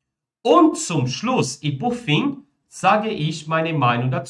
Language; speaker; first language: German; non-native, fluent; Portuguese